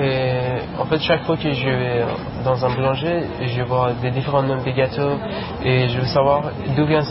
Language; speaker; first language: French; non-native, learner; Persian